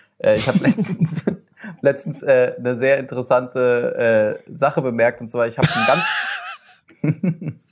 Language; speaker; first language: German; early bilingual, other home language; Turkish